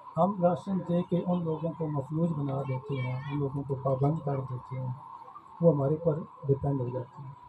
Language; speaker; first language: Urdu; non-native, local second language; Punjabi